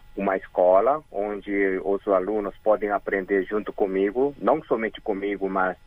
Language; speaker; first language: Portuguese; early bilingual, other home language; Korean